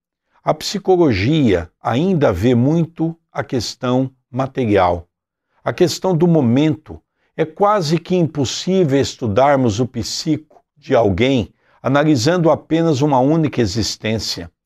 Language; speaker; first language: Portuguese; native; Portuguese